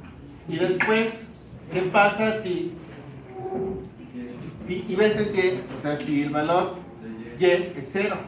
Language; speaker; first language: Spanish; native; Spanish